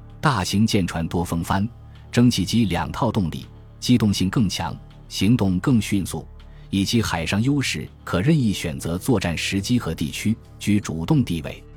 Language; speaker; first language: Chinese; native; Chinese